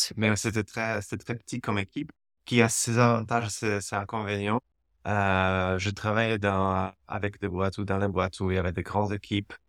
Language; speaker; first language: French; non-native, fluent; Slovak